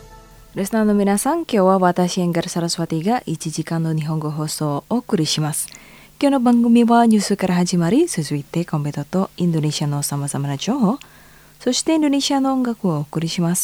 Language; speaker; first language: Japanese; non-native, fluent; Indonesian